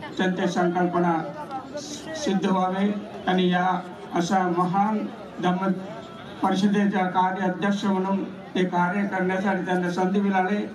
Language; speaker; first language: Marathi; non-native, fluent; Sinhala